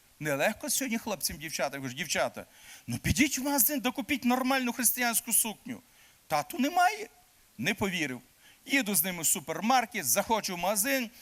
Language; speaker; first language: Ukrainian; native; Ukrainian